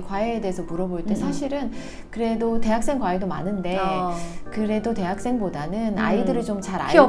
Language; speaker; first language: Korean; native; Korean